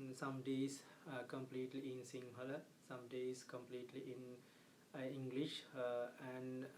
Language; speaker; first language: English; non-native, local second language; Sinhala